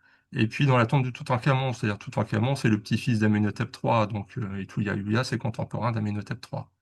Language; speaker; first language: French; native; French